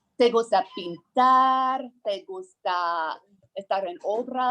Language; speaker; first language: Spanish; non-native, fluent; English